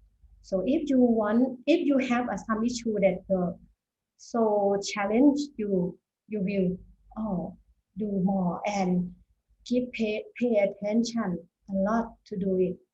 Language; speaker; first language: English; non-native, fluent; Thai